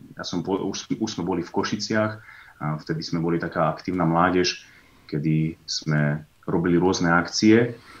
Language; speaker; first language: Slovak; native; Slovak